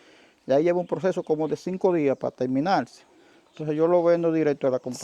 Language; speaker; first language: Spanish; native; Spanish